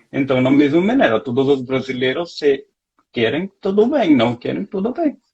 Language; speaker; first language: Portuguese; non-native, fluent; Hindi